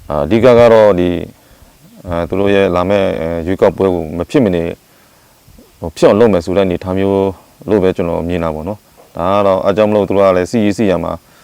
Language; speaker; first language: Burmese; non-native, local second language; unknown